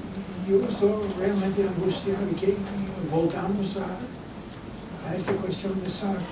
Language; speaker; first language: Portuguese; non-native, fluent; Spanish